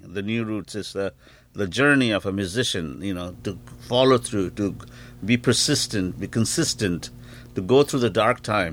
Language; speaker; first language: English; non-native, local second language; Bangla